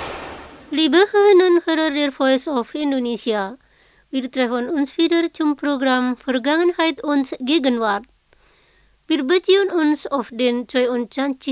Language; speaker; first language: German; non-native, fluent; Indonesian